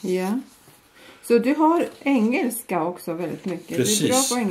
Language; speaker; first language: Swedish; non-native, fluent; Latvian